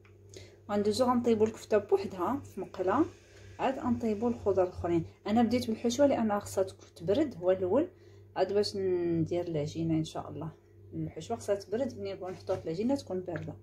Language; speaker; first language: Arabic; native; Arabic